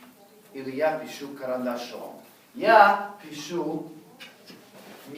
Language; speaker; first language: Russian; non-native, fluent; English